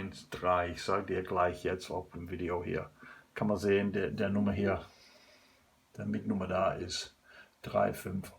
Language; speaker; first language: German; non-native, learner; English